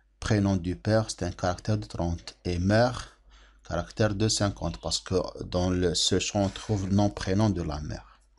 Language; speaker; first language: French; non-native, local second language; Arabic